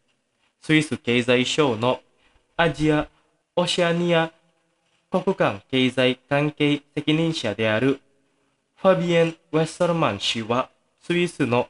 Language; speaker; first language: Japanese; non-native, fluent; Indonesian